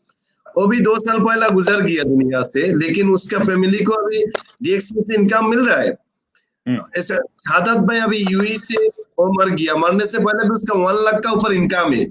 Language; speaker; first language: Hindi; non-native, fluent; Bangla